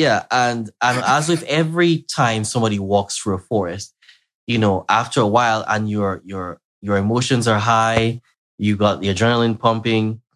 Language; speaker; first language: English; native; English